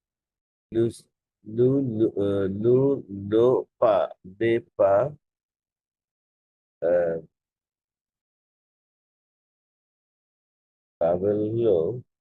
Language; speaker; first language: French; non-native, learner; Bangla